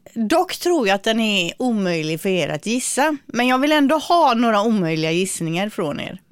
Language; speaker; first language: Swedish; native; Swedish